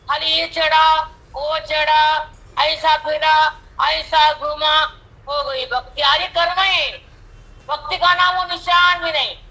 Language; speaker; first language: Hindi; non-native, local second language; Marathi